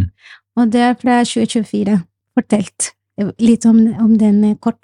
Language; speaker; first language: Norwegian; non-native, fluent; Arabic